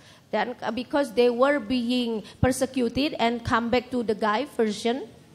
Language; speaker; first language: English; non-native, fluent; Indonesian